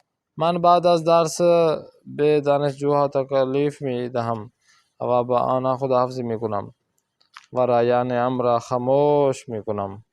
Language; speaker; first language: Persian; non-native, fluent; Urdu